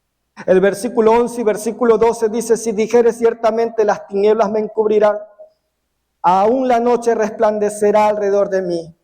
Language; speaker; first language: Spanish; native; Spanish